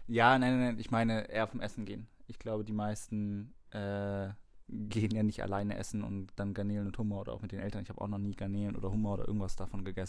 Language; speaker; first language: German; native; German